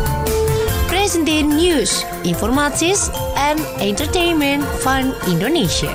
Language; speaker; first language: Dutch; non-native, learner; Indonesian